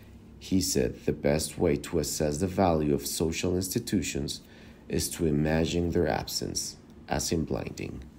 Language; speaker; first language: English; non-native, fluent; Spanish